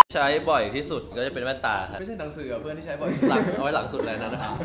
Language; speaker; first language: Thai; native; Thai